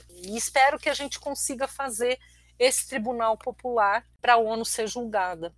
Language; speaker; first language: Portuguese; early bilingual, other home language; Armenian